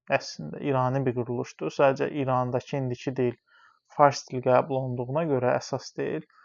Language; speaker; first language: Azerbaijani; non-native, local second language; Talysh